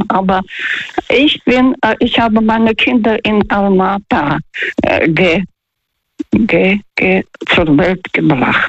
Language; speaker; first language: German; non-native, fluent; Russian